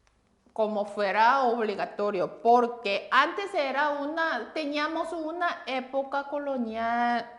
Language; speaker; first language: Spanish; non-native, fluent; Korean